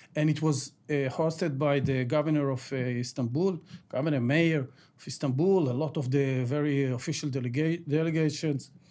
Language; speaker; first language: English; non-native, fluent; Ladino